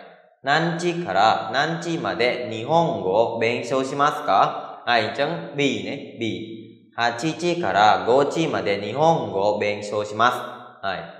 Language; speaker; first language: Japanese; non-native, fluent; Khmer